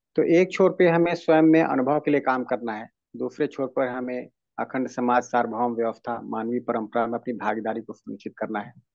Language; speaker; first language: Hindi; native; Hindi